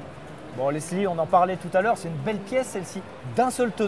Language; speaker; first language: French; native; French